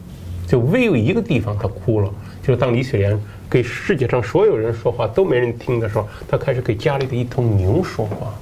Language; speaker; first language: Chinese; native; Chinese